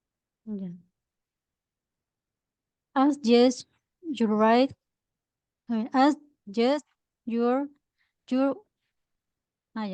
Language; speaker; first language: English; non-native, learner; Spanish